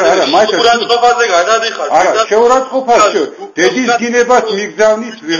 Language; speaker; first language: Georgian; native; Georgian